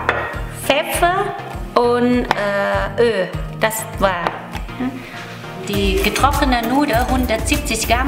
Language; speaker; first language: German; non-native, learner; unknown